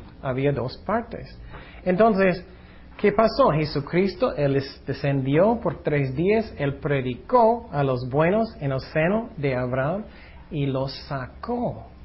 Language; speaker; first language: Spanish; non-native, fluent; English